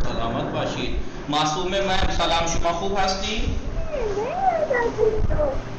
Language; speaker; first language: Persian; non-native, fluent; Urdu